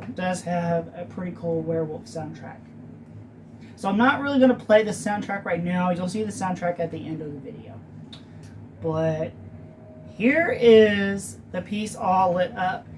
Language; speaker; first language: English; native; English